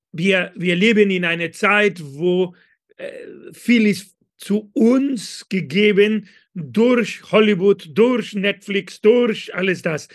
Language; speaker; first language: German; non-native, fluent; Spanish